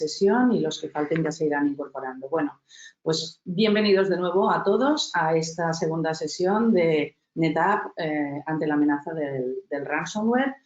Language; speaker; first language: Spanish; native; Spanish